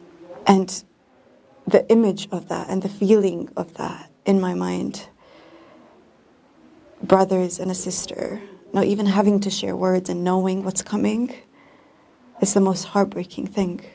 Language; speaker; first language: English; non-native, fluent; Bosnian